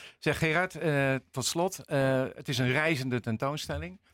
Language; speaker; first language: Dutch; native; Dutch